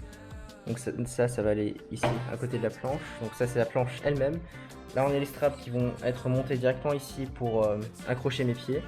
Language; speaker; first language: French; native; French